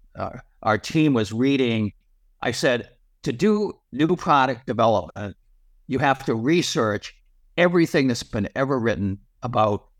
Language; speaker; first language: English; native; English